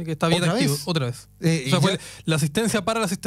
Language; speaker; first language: Spanish; native; Spanish